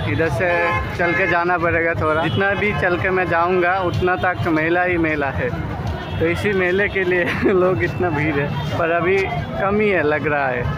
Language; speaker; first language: Hindi; non-native, local second language; Bangla